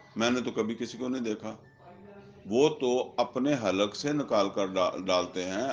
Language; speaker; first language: Urdu; non-native, local second language; Punjabi